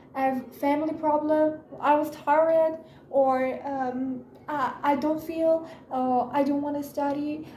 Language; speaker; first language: English; non-native, learner; Persian